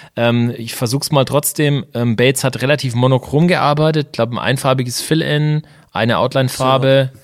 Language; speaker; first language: German; native; German